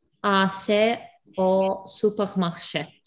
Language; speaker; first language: French; non-native, learner; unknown